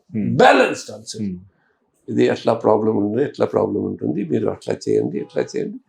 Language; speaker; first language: Telugu; non-native, fluent; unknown